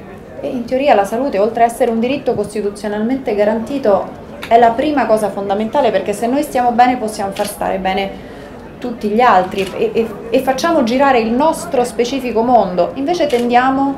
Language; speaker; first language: Italian; native; Italian